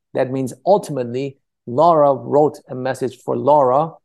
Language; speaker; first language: English; early bilingual, other home language; Persian